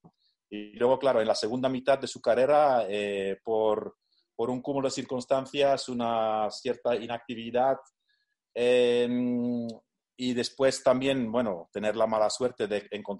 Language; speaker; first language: Spanish; non-native, fluent; Dutch